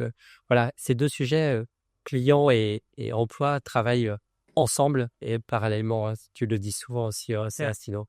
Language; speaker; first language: French; native; French